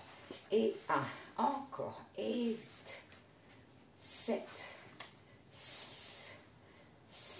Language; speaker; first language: French; native; French